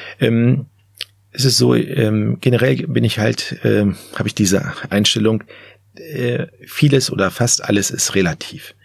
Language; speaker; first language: German; early bilingual, other home language; Turkish